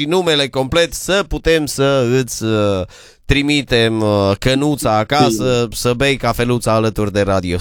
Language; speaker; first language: Romanian; native; Romanian